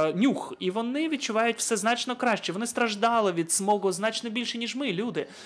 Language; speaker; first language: Ukrainian; non-native, fluent; Dutch